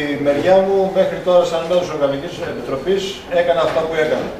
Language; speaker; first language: Greek; native; Greek